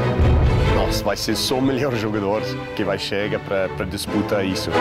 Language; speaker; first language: Portuguese; non-native, learner; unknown